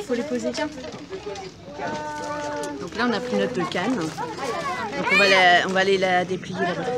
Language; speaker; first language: French; native; French